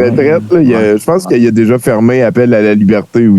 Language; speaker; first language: French; native; French